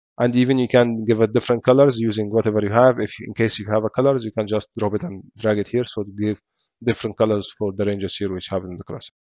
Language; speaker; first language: English; non-native, fluent; Arabic